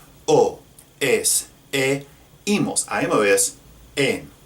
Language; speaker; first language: Spanish; non-native, fluent; English